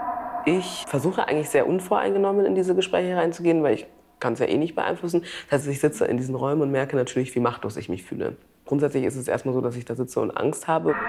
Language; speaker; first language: German; early bilingual, other home language; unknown